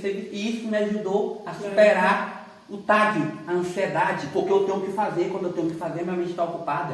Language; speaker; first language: Portuguese; native; Portuguese